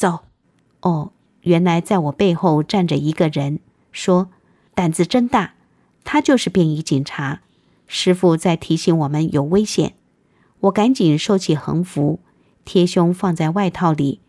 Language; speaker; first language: Chinese; native; Chinese